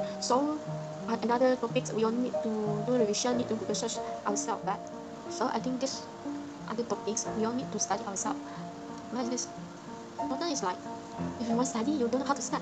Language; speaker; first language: English; non-native, learner; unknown